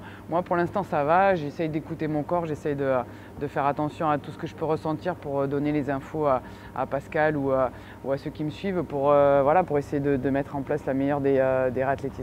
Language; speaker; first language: French; native; French